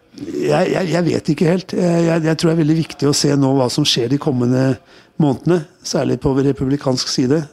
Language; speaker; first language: Norwegian; native; Norwegian